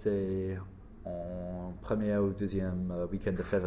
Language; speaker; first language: French; non-native, learner; English